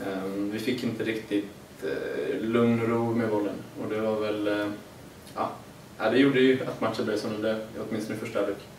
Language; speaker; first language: Swedish; native; Swedish